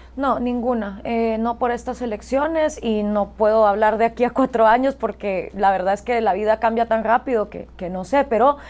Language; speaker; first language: Spanish; native; Spanish